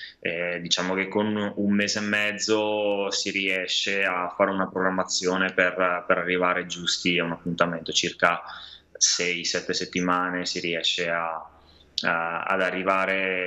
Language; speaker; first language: Italian; native; Italian